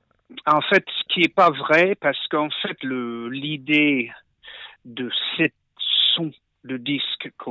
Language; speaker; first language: French; non-native, fluent; English